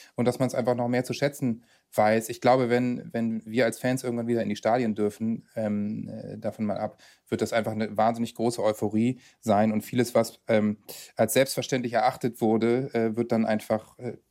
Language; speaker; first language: German; native; German